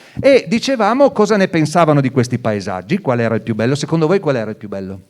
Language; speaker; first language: Italian; non-native, local second language; Friulian